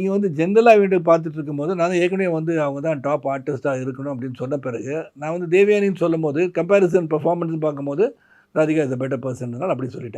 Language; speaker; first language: Tamil; native; Tamil